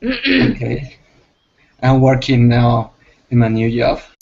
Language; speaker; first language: English; non-native, learner; Spanish